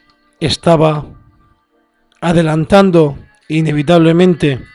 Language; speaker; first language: Spanish; native; Spanish